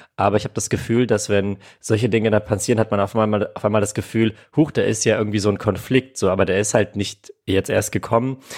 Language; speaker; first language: German; early bilingual, other home language; Armenian